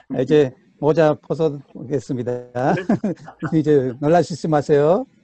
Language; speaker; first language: Korean; non-native, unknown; Spanish